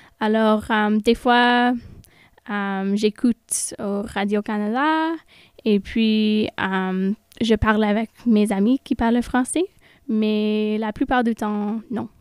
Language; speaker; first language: French; non-native, local second language; English